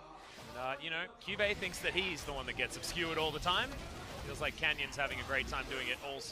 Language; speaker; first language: English; native; English